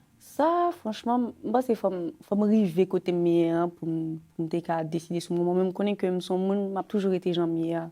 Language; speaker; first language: French; non-native, local second language; Haitian Creole